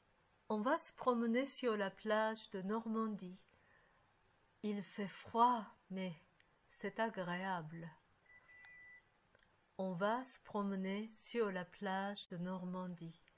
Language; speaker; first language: French; non-native, fluent; Japanese